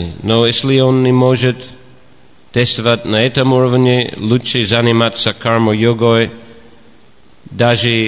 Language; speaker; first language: Russian; non-native, fluent; English